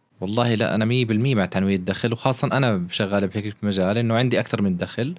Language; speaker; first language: Arabic; native; Arabic